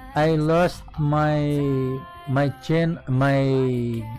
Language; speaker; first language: English; non-native, learner; Portuguese